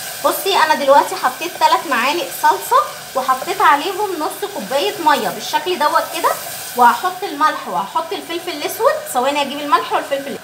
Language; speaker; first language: Arabic; native; Arabic